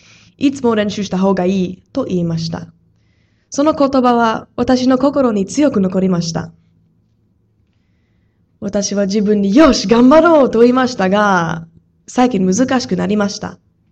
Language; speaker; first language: Japanese; non-native, fluent; English